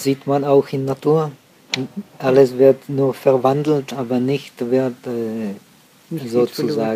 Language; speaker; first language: German; non-native, fluent; Czech